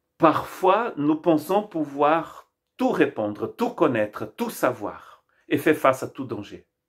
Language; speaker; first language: French; non-native, fluent; Portuguese